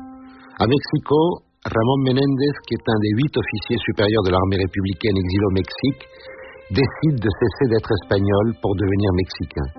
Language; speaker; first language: French; native; French